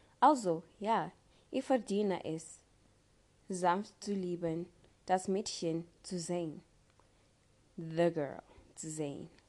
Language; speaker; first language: German; non-native, learner; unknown